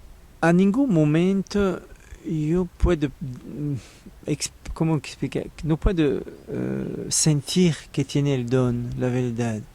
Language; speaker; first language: Spanish; non-native, learner; French